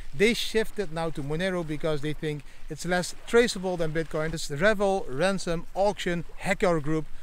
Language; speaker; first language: English; non-native, fluent; Dutch